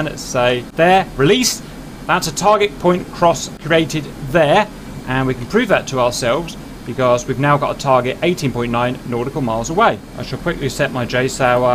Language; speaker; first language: English; native; English